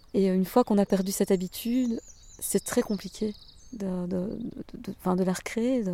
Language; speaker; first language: French; native; French